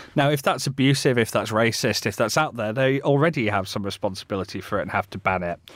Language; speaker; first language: English; native; English